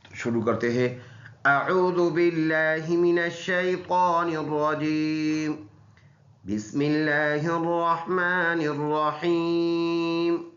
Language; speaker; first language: Urdu; non-native, local second language; Pashto